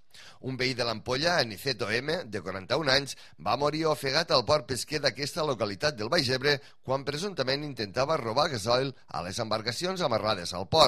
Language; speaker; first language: Catalan; native; Catalan